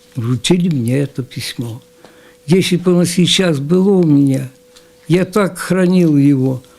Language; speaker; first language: Russian; non-native, local second language; Ukrainian